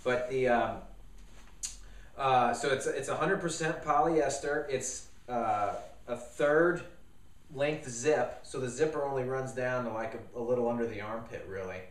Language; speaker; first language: English; native; English